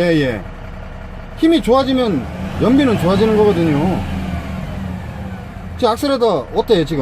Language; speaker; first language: Korean; native; Korean